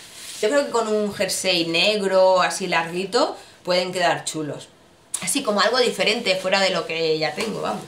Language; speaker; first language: Spanish; native; Spanish